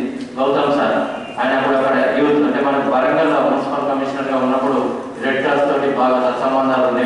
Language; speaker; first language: Telugu; native; Telugu